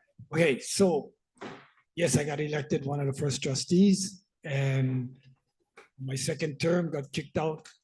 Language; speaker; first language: English; native; English